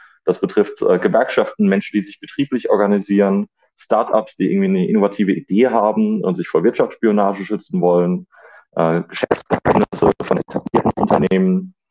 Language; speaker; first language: German; native; German